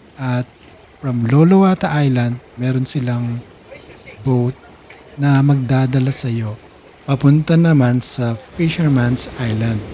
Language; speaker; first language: Filipino; native; Filipino